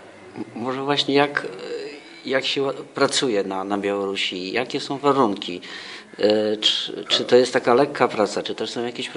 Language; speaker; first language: Polish; non-native, fluent; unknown